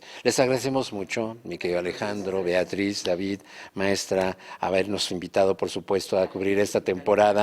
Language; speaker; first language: Spanish; native; Spanish